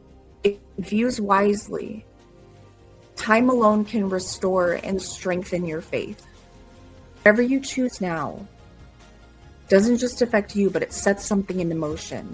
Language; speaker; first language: English; native; English